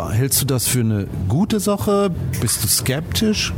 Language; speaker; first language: German; native; German